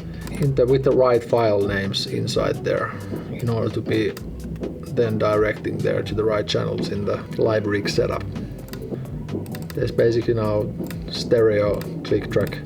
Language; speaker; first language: English; non-native, fluent; Finnish